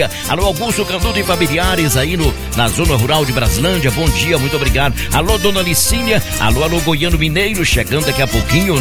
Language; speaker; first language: Portuguese; native; Portuguese